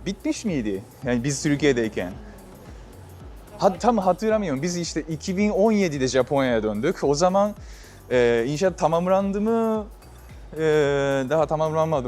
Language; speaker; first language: Turkish; non-native, fluent; Japanese